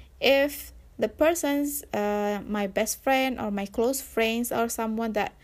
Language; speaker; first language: English; non-native, learner; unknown